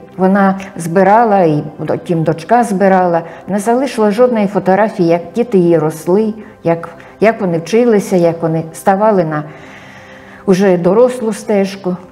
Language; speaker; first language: Ukrainian; native; Ukrainian